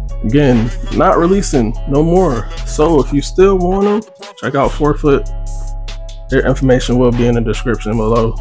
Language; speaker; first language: English; native; English